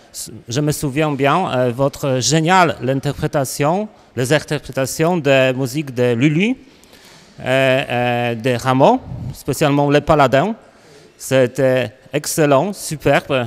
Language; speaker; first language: French; non-native, learner; Polish